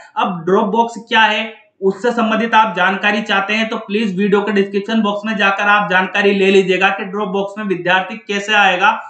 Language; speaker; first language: Hindi; native; Hindi